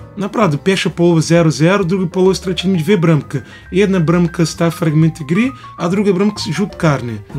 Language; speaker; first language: Polish; non-native, learner; Portuguese